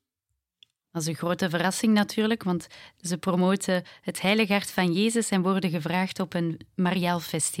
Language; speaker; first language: Dutch; native; Dutch